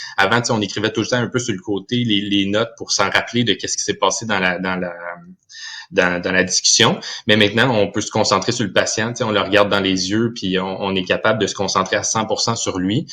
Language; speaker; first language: French; native; French